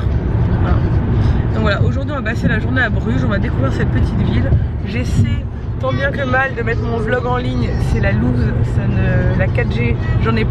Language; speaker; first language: French; native; French